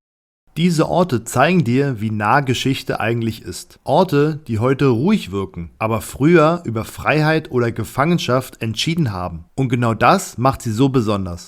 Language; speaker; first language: German; native; German